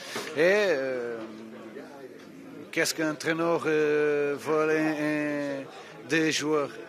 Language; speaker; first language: French; non-native, fluent; Portuguese